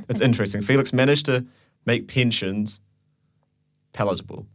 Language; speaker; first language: English; native; English